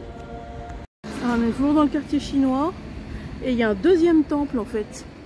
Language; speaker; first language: French; native; French